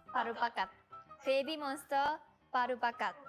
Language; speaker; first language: Indonesian; non-native, learner; Korean